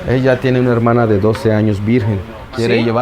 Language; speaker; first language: Spanish; native; Spanish